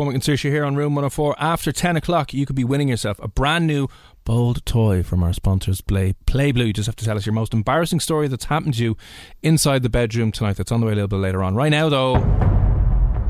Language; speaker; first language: English; native; English